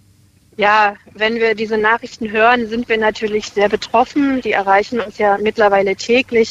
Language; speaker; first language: German; native; German